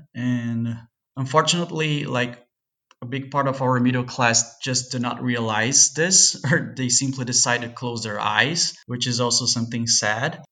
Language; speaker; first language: English; non-native, fluent; Portuguese